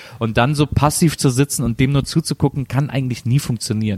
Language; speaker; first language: German; native; German